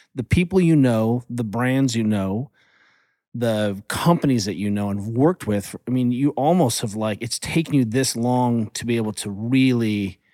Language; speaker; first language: English; early bilingual, other home language; German